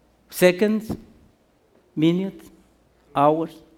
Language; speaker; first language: English; non-native, learner; Spanish